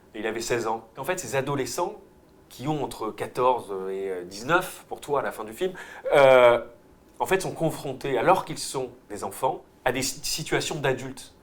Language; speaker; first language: French; native; French